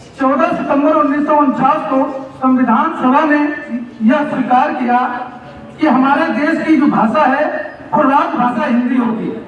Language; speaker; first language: Hindi; native; Hindi